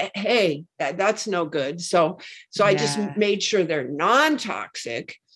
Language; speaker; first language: English; native; English